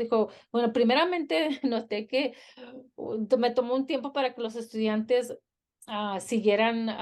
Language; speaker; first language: Spanish; early bilingual, heritage; Spanish